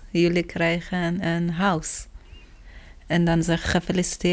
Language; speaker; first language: Dutch; non-native, learner; Persian